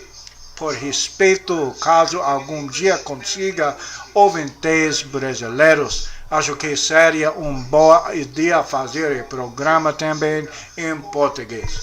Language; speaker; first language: Portuguese; non-native, learner; English